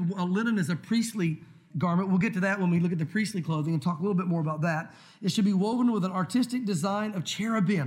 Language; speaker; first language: English; native; English